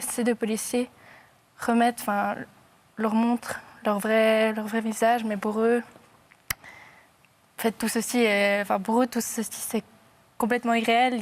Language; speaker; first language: French; native; French